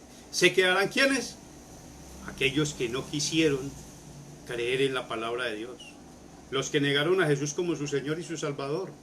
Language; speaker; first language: Spanish; native; Spanish